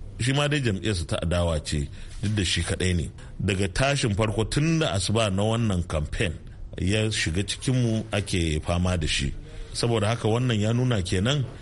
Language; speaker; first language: Hausa; native; Hausa